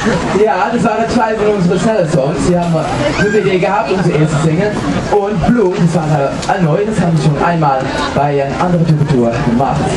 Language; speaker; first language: German; non-native, learner; Dutch